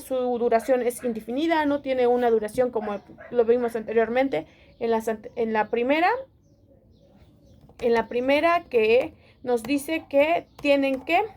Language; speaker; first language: Spanish; native; Spanish